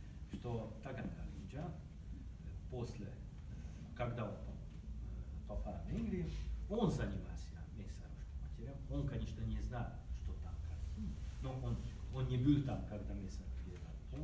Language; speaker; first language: Russian; non-native, learner; Hungarian